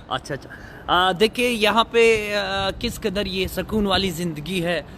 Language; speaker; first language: Urdu; non-native, local second language; Pashto